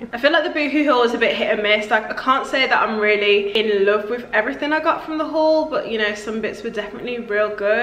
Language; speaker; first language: English; native; English